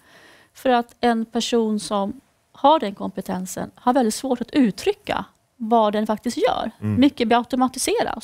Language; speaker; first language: Swedish; native; Swedish